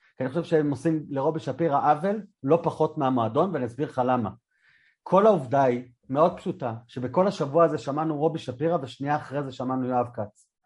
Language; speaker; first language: Hebrew; native; Hebrew